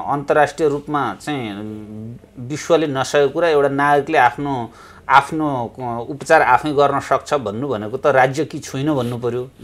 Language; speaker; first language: Nepali; native; Nepali